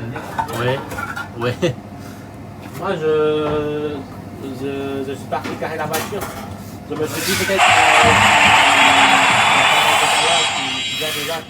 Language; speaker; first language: French; non-native, local second language; Chinese